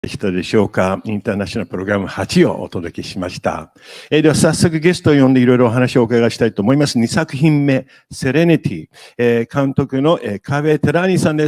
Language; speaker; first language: Japanese; native; Japanese